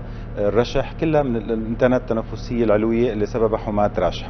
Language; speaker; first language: Arabic; native; Arabic